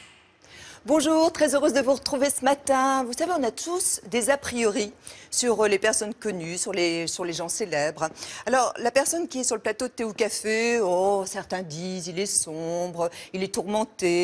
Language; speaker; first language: French; native; French